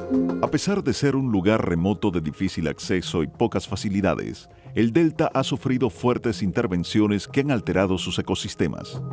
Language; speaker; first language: Spanish; native; Spanish